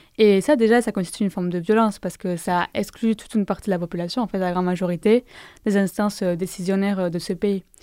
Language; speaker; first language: French; non-native, fluent; Spanish